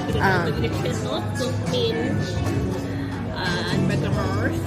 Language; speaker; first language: English; non-native, learner; Thai